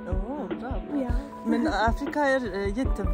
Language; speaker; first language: Swedish; non-native, learner; Persian